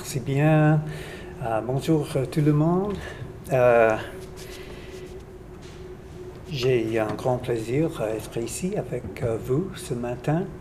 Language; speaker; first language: French; non-native, learner; English